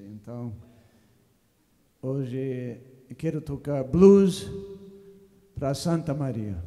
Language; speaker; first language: Portuguese; non-native, learner; English